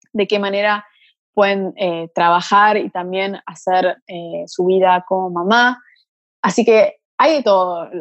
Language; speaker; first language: Spanish; early bilingual, other home language; Portuguese